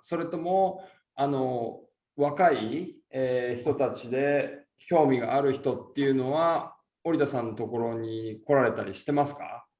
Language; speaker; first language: Japanese; native; Japanese